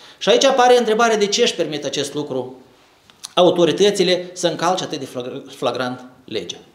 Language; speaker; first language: Romanian; native; Romanian